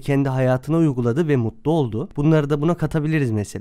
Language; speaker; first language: Turkish; native; Turkish